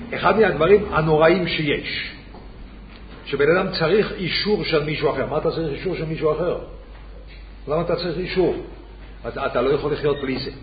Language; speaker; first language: Hebrew; non-native, fluent; Swiss German